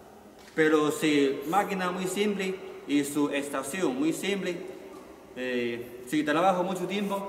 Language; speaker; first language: Spanish; non-native, learner; Chinese